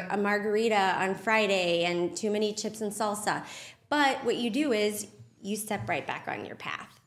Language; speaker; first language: English; native; English